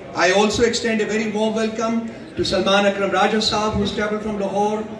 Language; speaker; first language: English; non-native, local second language; Urdu